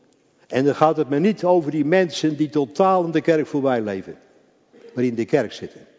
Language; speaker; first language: Dutch; native; Dutch